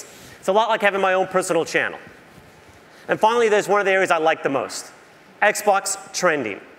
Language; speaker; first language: English; native; English